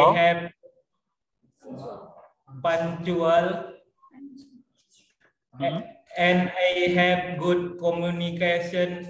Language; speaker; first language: English; non-native, learner; Indonesian